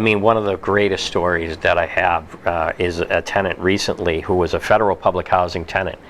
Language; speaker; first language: English; native; English